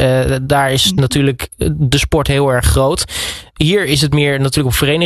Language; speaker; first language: Dutch; native; Dutch